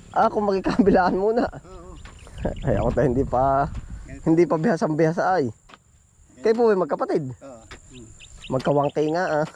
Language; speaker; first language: Filipino; native; Filipino